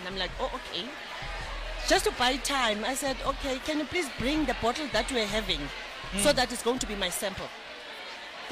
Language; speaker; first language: English; non-native, local second language; Xhosa